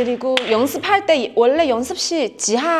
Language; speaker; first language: Korean; non-native, fluent; Chinese